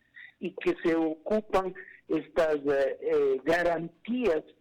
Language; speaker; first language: Spanish; native; Spanish